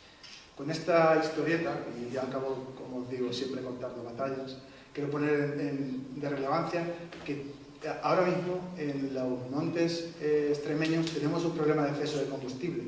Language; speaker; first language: Spanish; native; Spanish